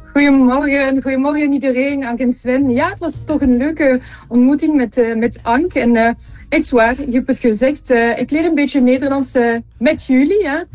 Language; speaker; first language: Dutch; non-native, local second language; French